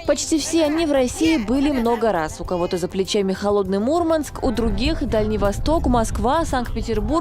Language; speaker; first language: Russian; native; Russian